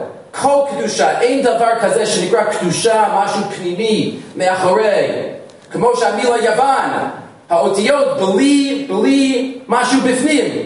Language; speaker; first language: Hebrew; non-native, fluent; English